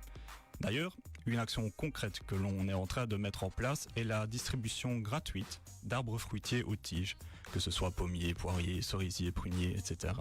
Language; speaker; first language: French; native; French